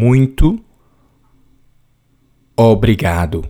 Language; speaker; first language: Portuguese; non-native, learner; English